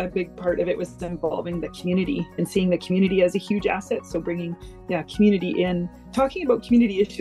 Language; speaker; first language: English; native; English